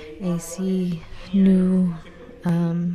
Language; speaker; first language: French; non-native, learner; English